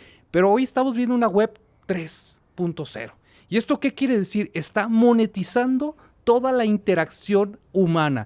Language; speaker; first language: Spanish; native; Spanish